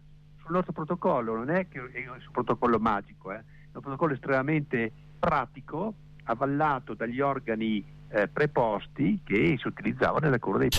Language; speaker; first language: Italian; native; Italian